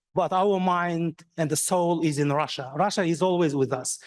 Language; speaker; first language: English; non-native, fluent; Kazakh